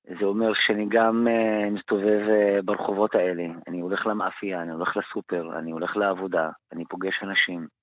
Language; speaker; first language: Hebrew; non-native, local second language; Arabic